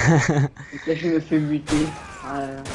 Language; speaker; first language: French; native; French